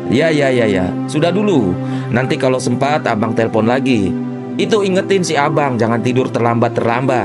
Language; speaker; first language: Indonesian; native; Indonesian